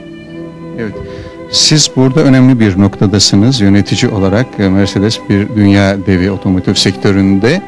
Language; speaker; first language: Turkish; native; Turkish